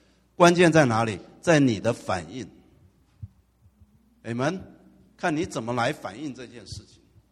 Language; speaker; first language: Chinese; native; Chinese